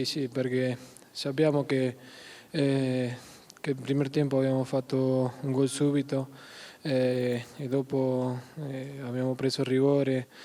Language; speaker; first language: Italian; non-native, learner; Spanish